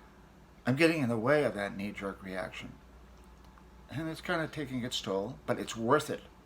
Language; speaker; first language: English; native; English